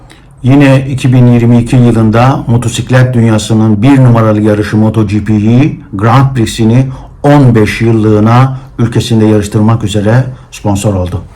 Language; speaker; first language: Turkish; native; Turkish